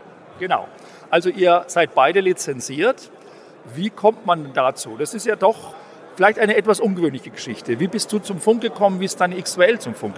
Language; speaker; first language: German; native; German